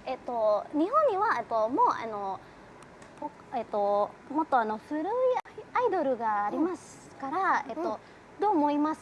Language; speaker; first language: Japanese; non-native, learner; Indonesian